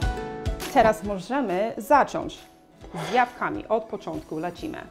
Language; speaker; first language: Polish; non-native, learner; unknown